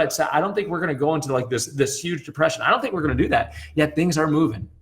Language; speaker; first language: English; native; English